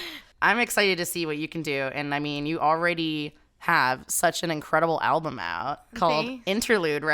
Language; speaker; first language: English; native; English